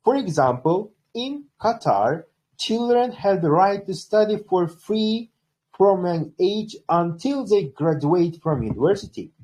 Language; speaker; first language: English; non-native, fluent; Uzbek